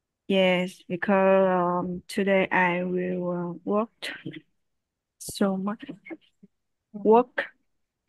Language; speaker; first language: English; non-native, learner; Vietnamese